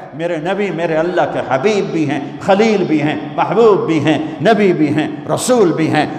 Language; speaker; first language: Urdu; non-native, local second language; Saraiki